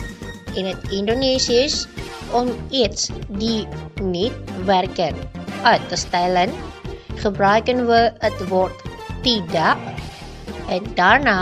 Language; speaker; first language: Dutch; non-native, learner; Indonesian